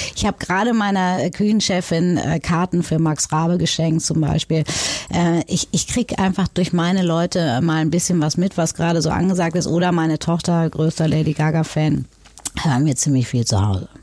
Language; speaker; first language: German; native; German